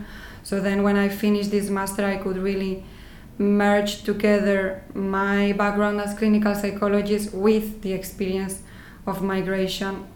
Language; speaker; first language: English; non-native, fluent; Spanish